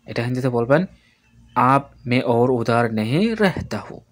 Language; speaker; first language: Hindi; non-native, fluent; Bangla